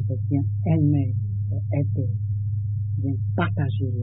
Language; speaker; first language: French; non-native, learner; Vietnamese